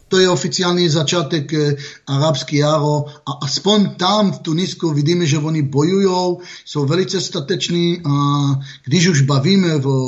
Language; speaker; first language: Czech; non-native, fluent; Hebrew